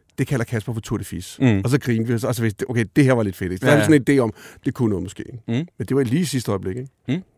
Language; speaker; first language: Danish; native; Danish